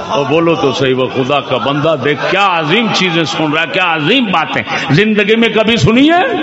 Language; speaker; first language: Urdu; non-native, local second language; Punjabi